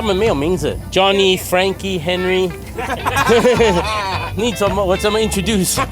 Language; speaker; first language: Chinese; non-native, fluent; English